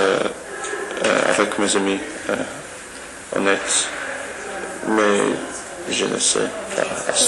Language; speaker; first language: French; non-native, learner; English